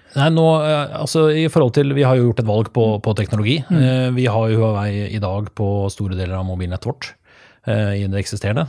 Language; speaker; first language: Norwegian; native; Norwegian